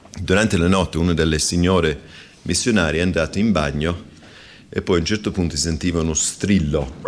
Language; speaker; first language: Italian; non-native, fluent; English